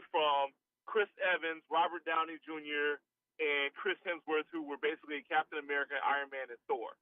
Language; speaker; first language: English; native; English